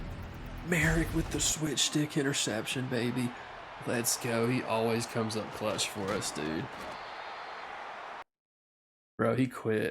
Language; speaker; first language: English; native; English